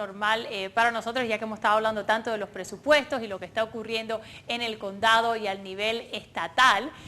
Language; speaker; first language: Spanish; early bilingual, other home language; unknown